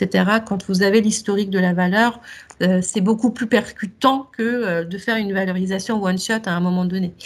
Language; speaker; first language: French; native; French